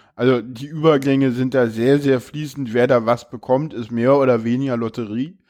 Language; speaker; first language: German; native; German